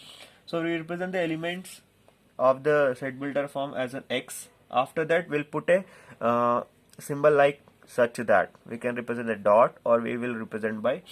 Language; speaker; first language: English; non-native, local second language; Telugu